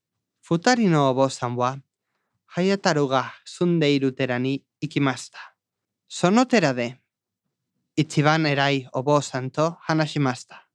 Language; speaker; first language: Japanese; non-native, learner; Spanish